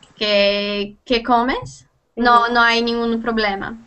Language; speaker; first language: Spanish; non-native, learner; Lithuanian